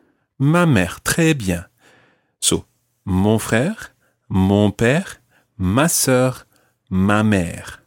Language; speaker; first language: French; non-native, fluent; English